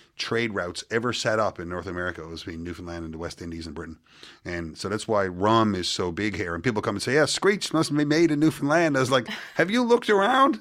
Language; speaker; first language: English; native; English